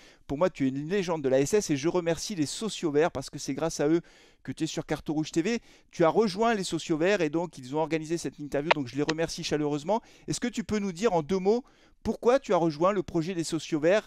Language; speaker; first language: French; native; French